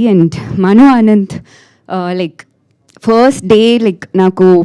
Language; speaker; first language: Telugu; non-native, learner; Tamil